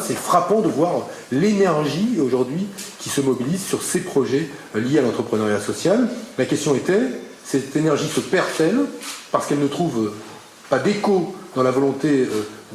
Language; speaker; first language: French; native; French